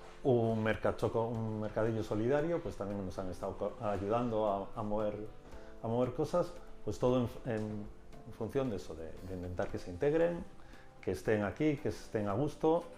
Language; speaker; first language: Spanish; native; Spanish